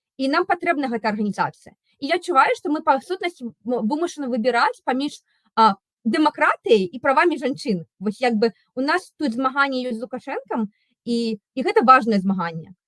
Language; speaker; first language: Belarusian; non-native, local second language; Russian